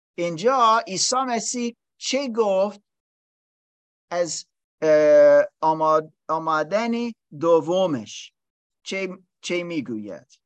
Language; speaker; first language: Persian; non-native, learner; English